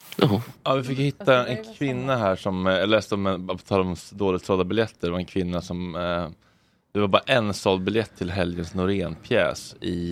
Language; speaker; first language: Swedish; native; Swedish